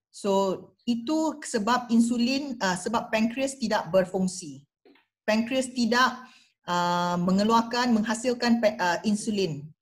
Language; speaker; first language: Malay; non-native, local second language; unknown